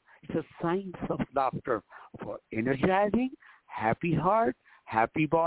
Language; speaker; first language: English; non-native, local second language; Hindi